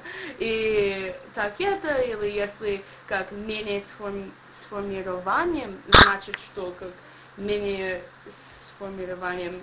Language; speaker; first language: Russian; non-native, learner; English